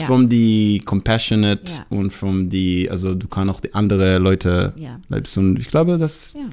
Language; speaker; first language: German; non-native, learner; Hebrew